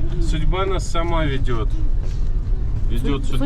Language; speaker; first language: Russian; native; Russian